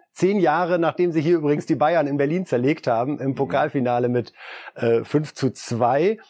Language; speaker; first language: German; native; German